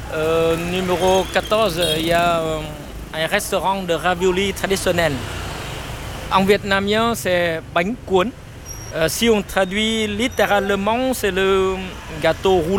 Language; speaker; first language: French; non-native, learner; Vietnamese